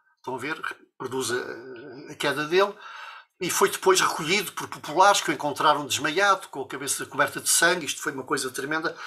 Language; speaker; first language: Portuguese; native; Portuguese